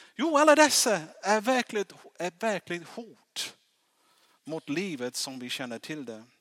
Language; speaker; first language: Swedish; non-native, fluent; English